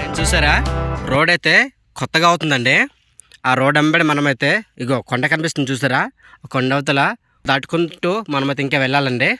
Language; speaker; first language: Telugu; non-native, local second language; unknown